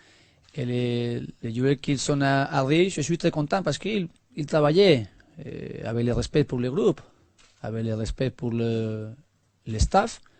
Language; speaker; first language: French; non-native, learner; Spanish